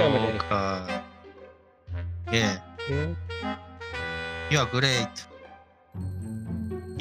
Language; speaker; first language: English; non-native, learner; Japanese